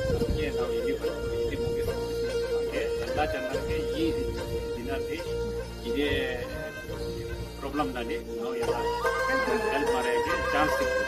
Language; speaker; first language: Kannada; non-native, learner; Tibetan